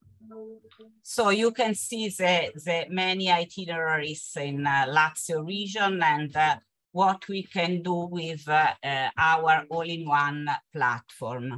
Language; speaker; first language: English; non-native, fluent; Italian